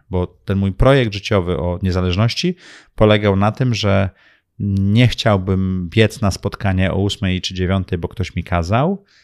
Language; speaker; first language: Polish; early bilingual, heritage; Polish